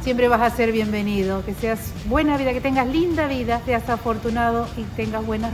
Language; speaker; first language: Spanish; native; Spanish